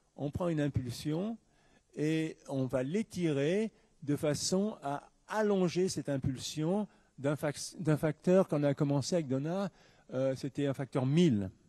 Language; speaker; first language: French; native; French